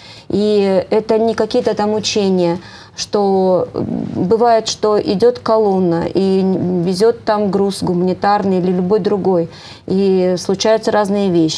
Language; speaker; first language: Russian; native; Russian